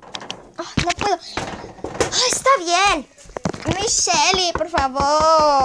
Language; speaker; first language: Spanish; early bilingual, heritage; Spanish